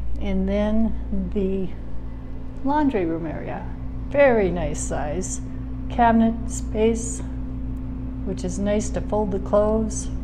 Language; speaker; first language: English; native; English